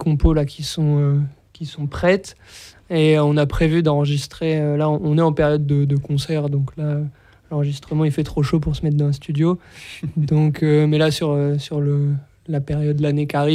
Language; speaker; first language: French; native; French